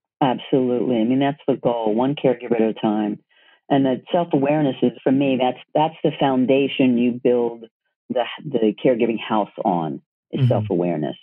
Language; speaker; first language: English; native; English